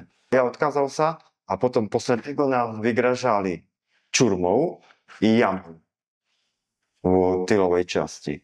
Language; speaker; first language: Russian; non-native, learner; Slovak